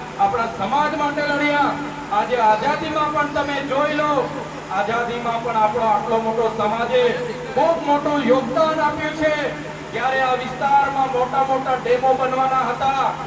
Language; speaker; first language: Gujarati; non-native, local second language; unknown